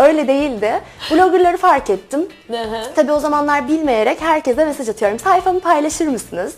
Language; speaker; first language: Turkish; native; Turkish